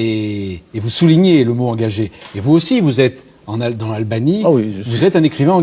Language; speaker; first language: French; native; French